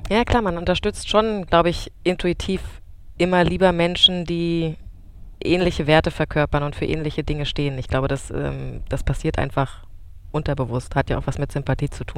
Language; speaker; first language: German; native; German